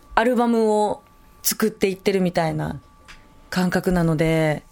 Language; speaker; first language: Japanese; native; Japanese